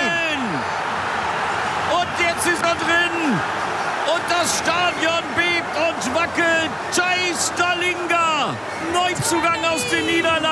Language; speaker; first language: German; native; German